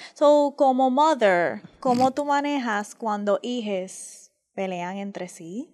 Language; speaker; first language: Spanish; early bilingual, heritage; Spanish